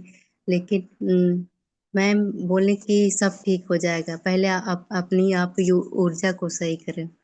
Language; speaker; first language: Hindi; native; Hindi